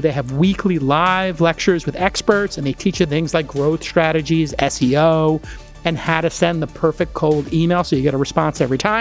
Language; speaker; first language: English; native; English